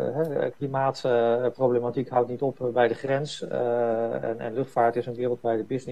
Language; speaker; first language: Dutch; native; Dutch